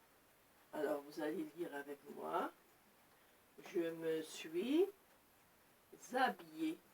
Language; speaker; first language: French; non-native, local second language; Arabic